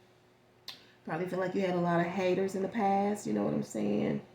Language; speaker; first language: English; native; English